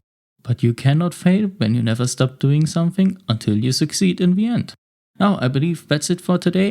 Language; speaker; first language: English; non-native, fluent; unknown